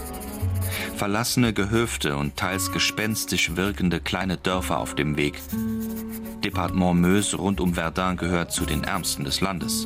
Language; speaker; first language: German; native; German